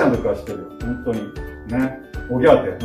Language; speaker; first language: Japanese; native; Japanese